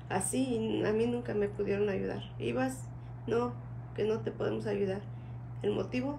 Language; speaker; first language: Spanish; native; Spanish